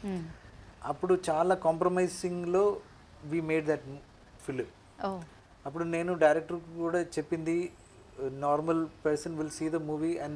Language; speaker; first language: Telugu; non-native, local second language; Malayalam